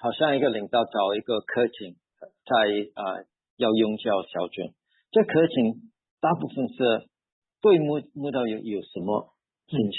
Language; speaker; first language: Chinese; early bilingual, heritage; Chinese